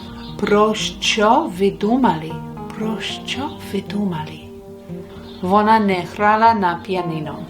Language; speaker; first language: Ukrainian; non-native, learner; English